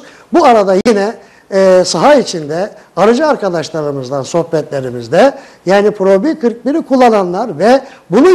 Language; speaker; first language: Turkish; native; Turkish